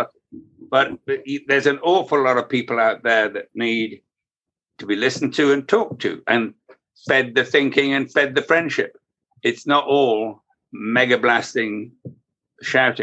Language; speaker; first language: English; native; English